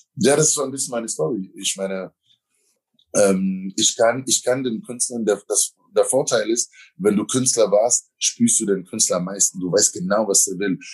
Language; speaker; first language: German; native; German